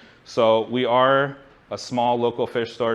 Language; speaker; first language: English; native; English